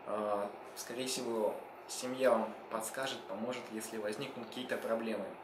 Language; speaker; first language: Russian; native; Russian